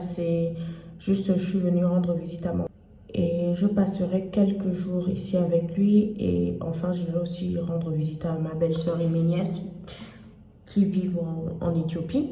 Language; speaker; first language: French; non-native, fluent; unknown